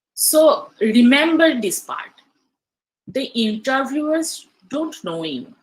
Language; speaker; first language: English; non-native, local second language; Assamese